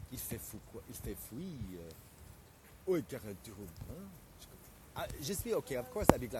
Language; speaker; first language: French; non-native, fluent; English